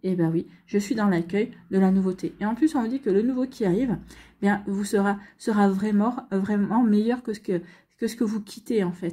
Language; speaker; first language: French; native; French